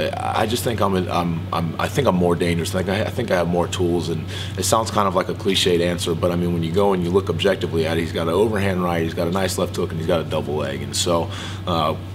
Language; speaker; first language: English; native; English